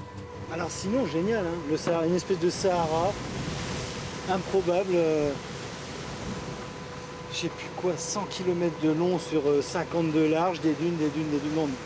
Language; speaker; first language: French; native; French